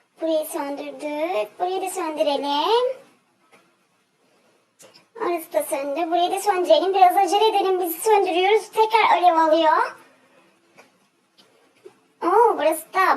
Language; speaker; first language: Turkish; native; Turkish